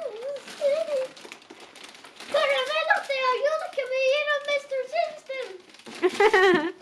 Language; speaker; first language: Spanish; early bilingual, heritage; Spanish